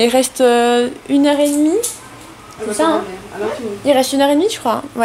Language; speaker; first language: French; native; French